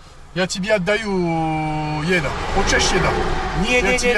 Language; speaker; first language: Russian; non-native, learner; French